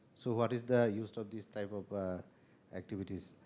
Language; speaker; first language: English; non-native, local second language; Kok Borok